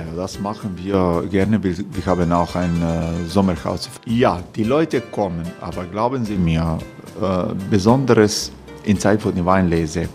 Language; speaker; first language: German; non-native, fluent; Croatian